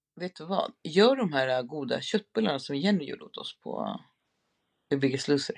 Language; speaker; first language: Swedish; native; Swedish